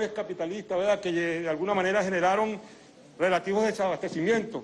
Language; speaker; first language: Spanish; native; Spanish